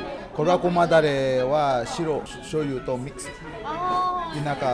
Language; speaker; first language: Japanese; non-native, learner; Burmese